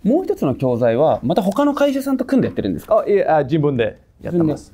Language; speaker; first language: Japanese; non-native, fluent; English